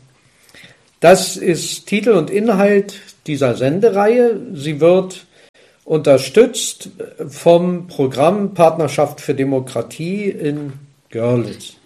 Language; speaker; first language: German; native; German